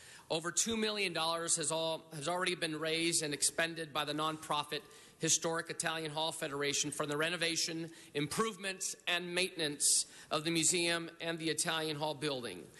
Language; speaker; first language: English; early bilingual, other home language; Italian